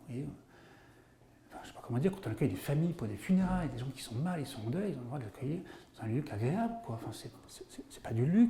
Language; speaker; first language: French; native; French